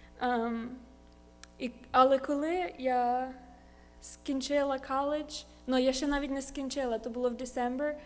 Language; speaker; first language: Ukrainian; early bilingual, heritage; Ukrainian